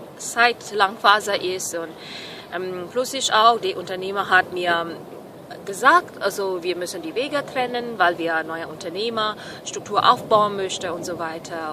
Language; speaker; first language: German; non-native, fluent; Burmese